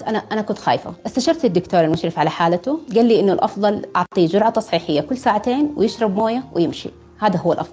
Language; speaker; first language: Arabic; native; Arabic